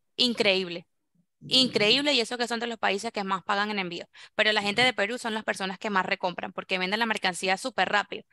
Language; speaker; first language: Spanish; native; Spanish